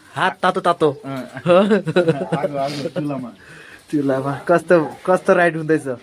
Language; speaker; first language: Nepali; non-native, local second language; Bangla